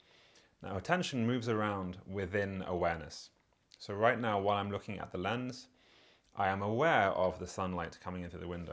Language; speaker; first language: English; native; English